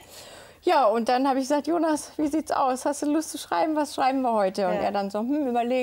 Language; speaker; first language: German; native; German